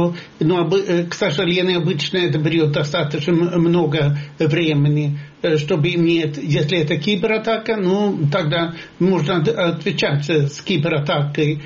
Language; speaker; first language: Russian; non-native, fluent; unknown